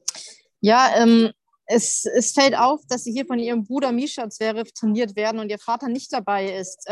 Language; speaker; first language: German; native; German